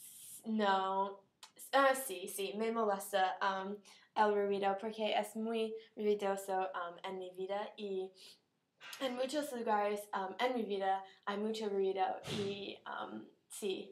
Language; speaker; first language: Spanish; non-native, learner; English